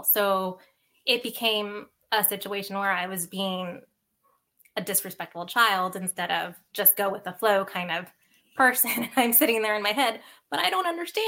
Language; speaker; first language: English; early bilingual, other home language; Sinhala